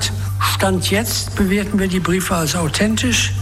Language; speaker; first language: German; native; German